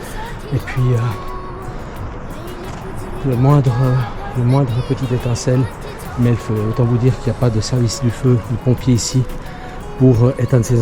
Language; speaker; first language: French; native; French